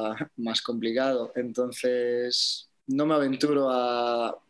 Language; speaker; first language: Spanish; native; Spanish